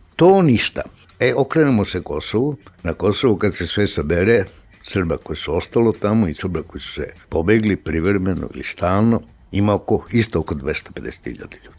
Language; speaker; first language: Serbian; native; Serbian